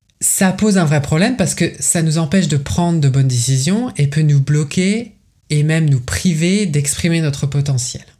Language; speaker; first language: French; native; French